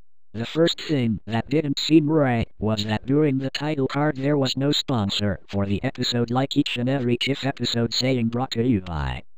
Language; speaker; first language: English; native; English